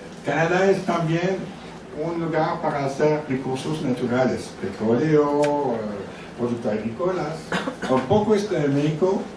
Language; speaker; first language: Spanish; non-native, learner; French